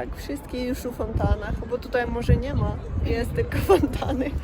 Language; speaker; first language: Polish; non-native, learner; Russian